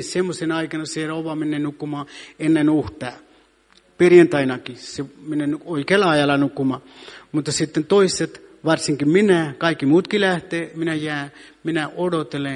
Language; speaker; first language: Finnish; non-native, fluent; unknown